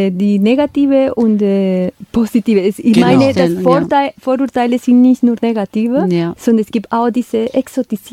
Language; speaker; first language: German; non-native, fluent; Spanish